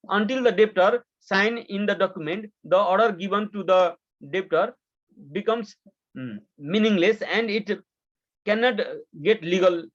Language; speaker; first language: English; non-native, local second language; Nepali